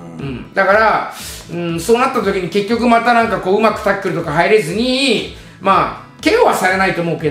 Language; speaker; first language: Japanese; native; Japanese